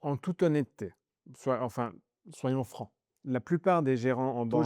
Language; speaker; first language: French; native; French